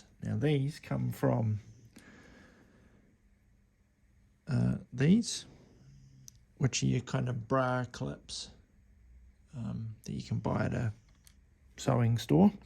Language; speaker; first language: English; native; English